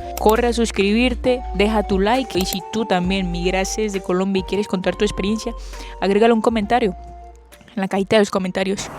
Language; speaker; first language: Spanish; native; Spanish